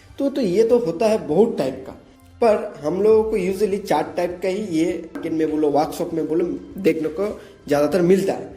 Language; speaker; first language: Hindi; non-native, local second language; Bangla